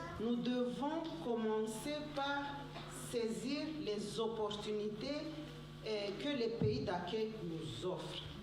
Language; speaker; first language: French; non-native, local second language; Swahili